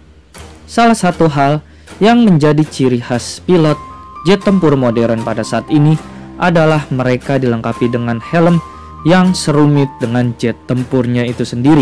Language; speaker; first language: Indonesian; native; Indonesian